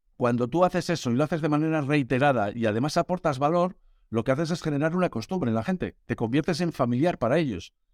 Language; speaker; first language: Spanish; native; Spanish